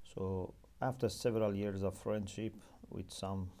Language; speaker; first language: English; non-native, fluent; Persian